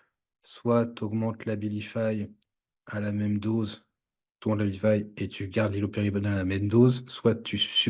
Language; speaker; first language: French; native; French